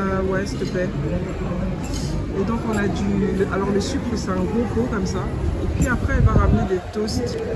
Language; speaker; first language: French; native; French